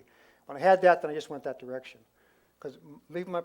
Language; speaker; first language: English; native; English